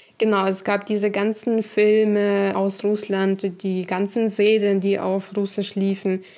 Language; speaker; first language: German; non-native, fluent; Ukrainian